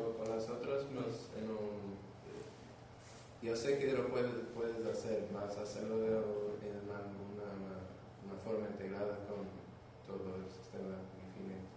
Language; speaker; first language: Spanish; non-native, learner; Portuguese